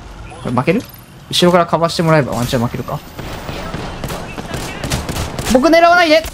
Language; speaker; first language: Japanese; native; Japanese